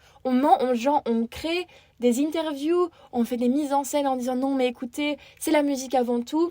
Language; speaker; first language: French; native; French